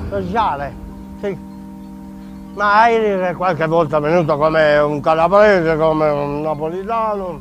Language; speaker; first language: Italian; non-native, learner; Swiss German